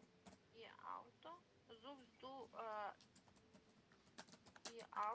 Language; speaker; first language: German; non-native, learner; Macedonian